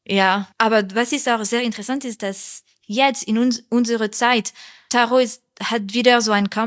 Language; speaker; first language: German; non-native, fluent; French